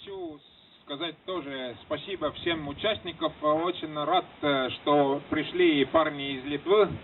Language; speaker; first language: Russian; non-native, fluent; Estonian